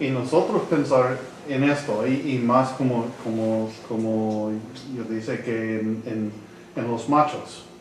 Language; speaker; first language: Spanish; non-native, learner; English